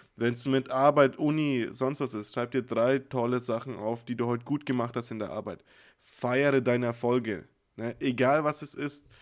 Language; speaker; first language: German; native; German